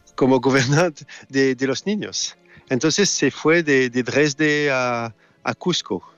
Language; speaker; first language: Spanish; non-native, fluent; French